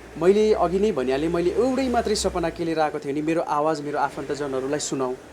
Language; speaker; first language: Nepali; native; Nepali